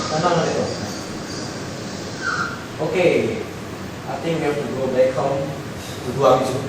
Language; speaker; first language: English; non-native, local second language; Indonesian